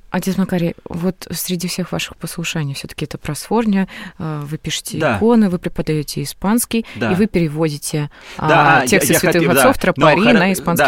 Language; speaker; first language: Russian; native; Russian